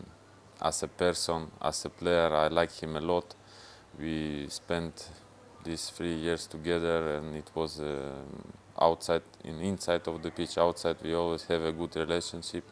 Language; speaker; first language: English; non-native, fluent; Russian